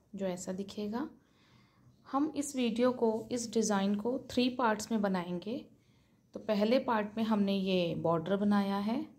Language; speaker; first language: Hindi; native; Hindi